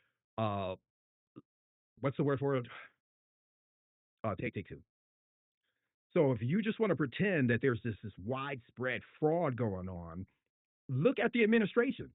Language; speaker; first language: English; native; English